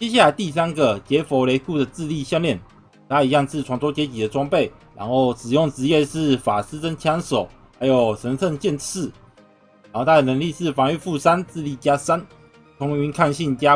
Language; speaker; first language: Chinese; native; Chinese